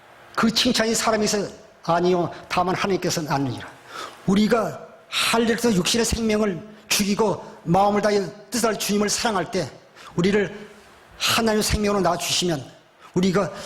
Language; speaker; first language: Korean; native; Korean